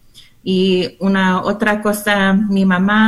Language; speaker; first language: Spanish; non-native, learner; English